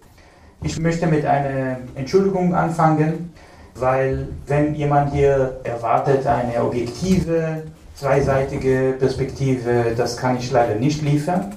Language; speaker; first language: German; non-native, fluent; Hebrew